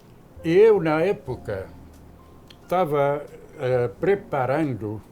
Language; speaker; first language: Portuguese; non-native, fluent; Arabic